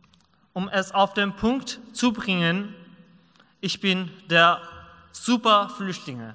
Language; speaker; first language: German; non-native, learner; Persian